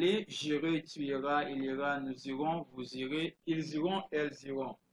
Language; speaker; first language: French; non-native, fluent; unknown